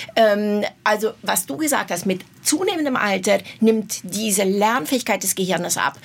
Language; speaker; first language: German; non-native, fluent; Romanian